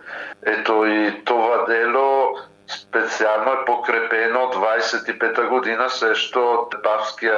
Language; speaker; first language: Bulgarian; non-native, fluent; Italian